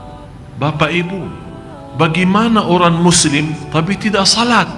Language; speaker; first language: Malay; non-native, fluent; Arabic